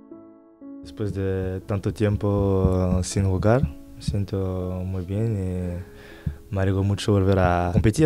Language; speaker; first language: Spanish; non-native, fluent; French